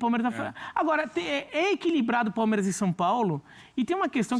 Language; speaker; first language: Portuguese; native; Portuguese